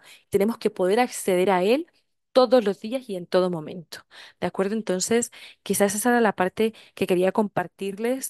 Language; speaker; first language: Spanish; native; Spanish